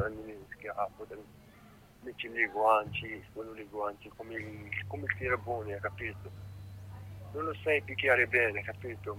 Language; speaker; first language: Italian; non-native, learner; Arabic